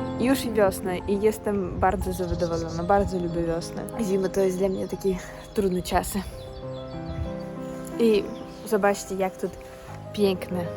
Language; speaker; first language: Polish; non-native, learner; Russian